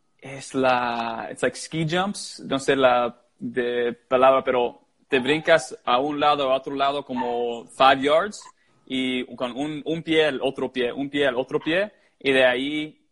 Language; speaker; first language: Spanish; early bilingual, heritage; Spanish